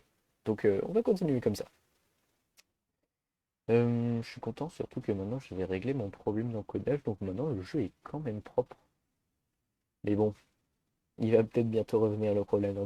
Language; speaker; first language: French; native; French